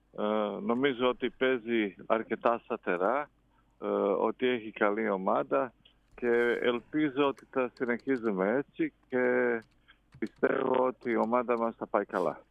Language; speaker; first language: Greek; non-native, fluent; Croatian